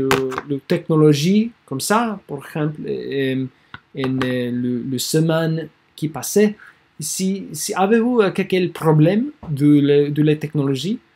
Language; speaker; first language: French; non-native, learner; English